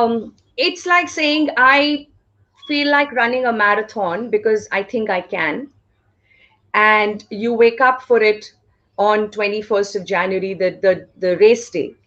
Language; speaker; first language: English; non-native, local second language; Hindi